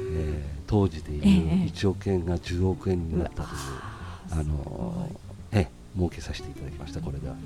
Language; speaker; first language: Japanese; native; Japanese